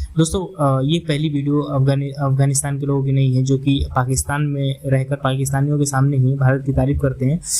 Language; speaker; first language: Hindi; native; Hindi